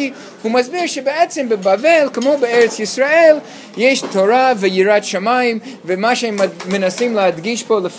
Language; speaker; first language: Hebrew; non-native, fluent; English